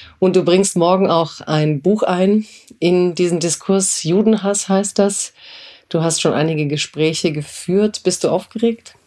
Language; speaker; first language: German; early bilingual, other home language; Croatian